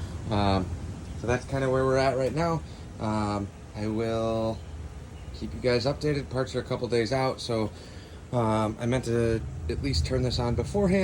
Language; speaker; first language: English; native; English